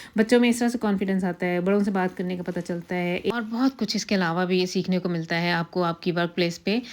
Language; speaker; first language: Urdu; non-native, local second language; Punjabi